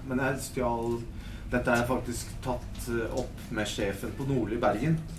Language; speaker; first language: Norwegian; early bilingual, other home language; Spanish